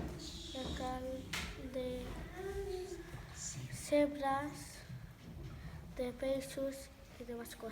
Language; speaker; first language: Catalan; non-native, local second language; Spanish